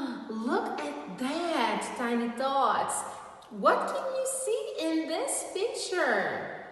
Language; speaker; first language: English; non-native, fluent; Portuguese